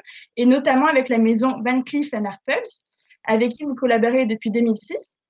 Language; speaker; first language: French; native; French